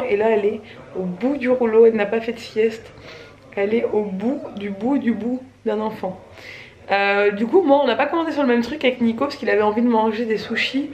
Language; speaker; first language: French; native; French